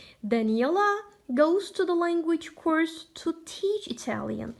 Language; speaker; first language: English; non-native, fluent; Turkish